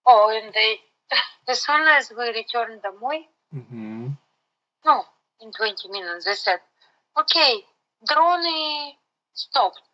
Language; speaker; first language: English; non-native, learner; Russian